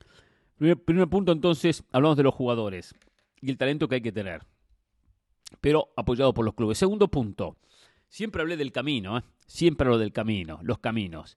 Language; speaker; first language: Spanish; native; Spanish